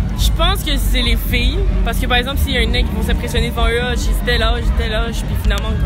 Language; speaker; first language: French; early bilingual, other home language; Haitian Creole